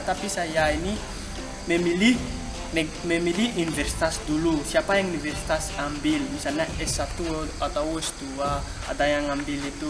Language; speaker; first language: Indonesian; non-native, learner; Malagasy